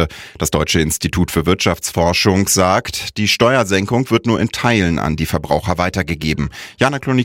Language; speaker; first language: German; native; German